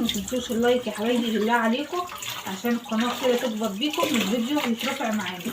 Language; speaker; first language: Arabic; native; Arabic